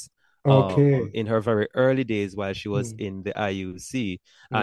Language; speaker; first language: English; non-native, local second language; Jamaican Creole English